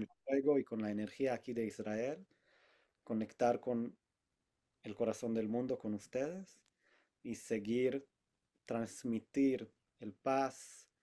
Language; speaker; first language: Spanish; non-native, fluent; Hebrew